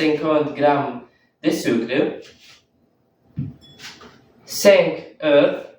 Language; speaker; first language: French; non-native, learner; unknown